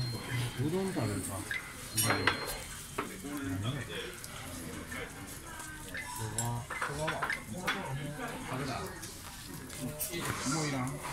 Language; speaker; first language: Japanese; native; Japanese